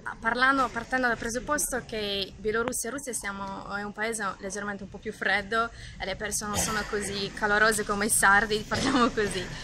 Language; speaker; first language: Italian; early bilingual, other home language; Russian